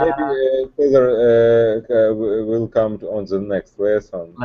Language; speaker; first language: English; non-native, learner; Russian